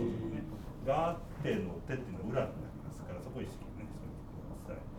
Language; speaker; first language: Japanese; native; Japanese